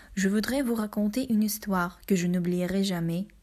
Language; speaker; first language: French; non-native, learner; Ukrainian